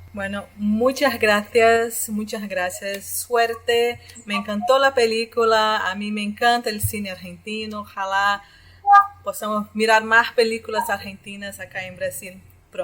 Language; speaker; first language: Spanish; non-native, fluent; Portuguese